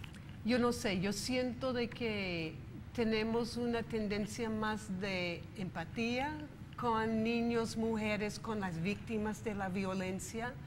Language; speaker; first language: Spanish; non-native, fluent; English